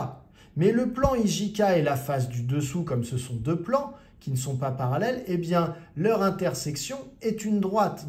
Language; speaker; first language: French; native; French